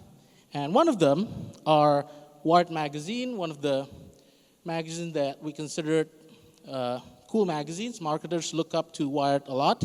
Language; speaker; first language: English; non-native, fluent; Indonesian